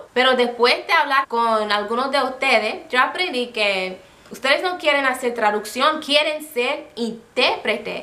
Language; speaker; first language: Spanish; non-native, fluent; English